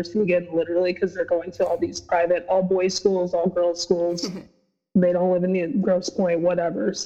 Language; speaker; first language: English; native; English